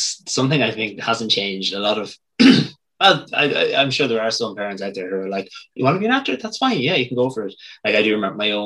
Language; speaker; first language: English; native; English